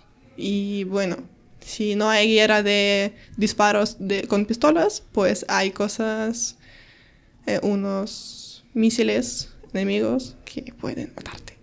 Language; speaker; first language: Spanish; non-native, learner; Ukrainian